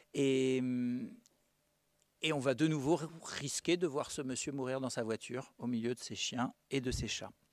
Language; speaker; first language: French; native; French